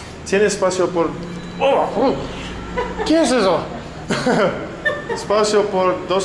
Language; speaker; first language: Spanish; non-native, learner; English